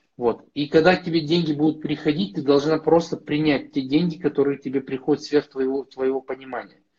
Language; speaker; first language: Russian; native; Russian